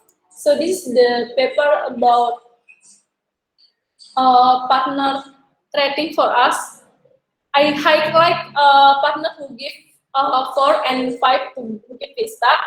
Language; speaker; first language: English; non-native, learner; Indonesian